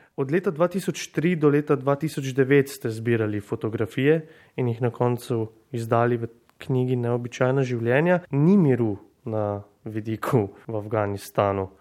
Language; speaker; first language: Slovenian; native; Slovenian